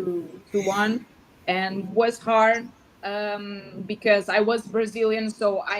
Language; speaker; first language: English; non-native, learner; Portuguese